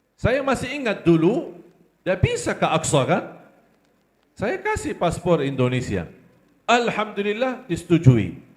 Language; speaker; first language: Malay; non-native, fluent; Arabic